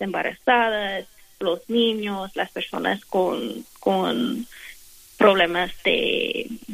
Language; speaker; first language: Spanish; non-native, fluent; English